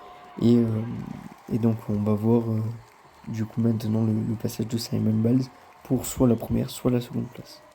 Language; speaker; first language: French; native; French